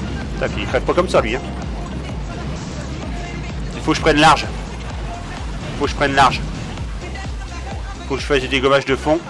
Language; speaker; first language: French; native; French